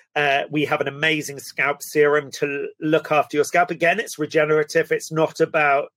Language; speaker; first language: English; native; English